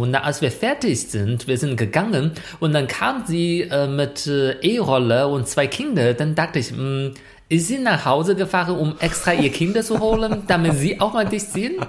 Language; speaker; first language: German; non-native, fluent; Chinese